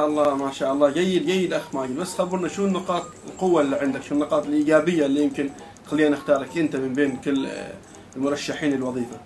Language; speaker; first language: Arabic; native; Arabic